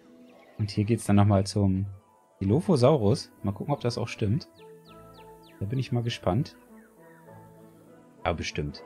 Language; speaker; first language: German; native; German